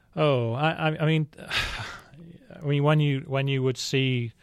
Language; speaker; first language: English; native; English